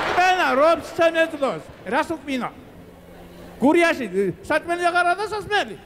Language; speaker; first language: Georgian; native; Georgian